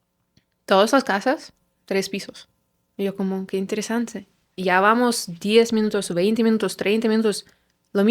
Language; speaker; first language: Spanish; non-native, fluent; Russian